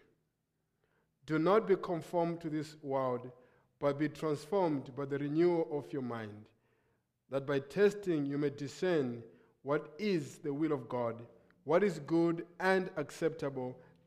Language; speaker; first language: English; non-native, local second language; Nyanja